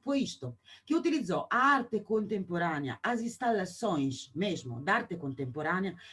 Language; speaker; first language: Portuguese; non-native, fluent; Italian